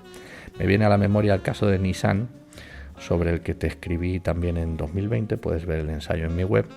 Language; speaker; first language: Spanish; native; Spanish